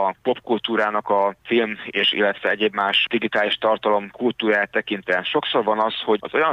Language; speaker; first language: Hungarian; native; Hungarian